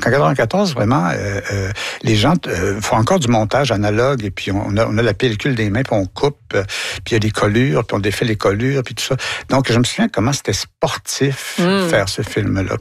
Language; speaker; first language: French; native; French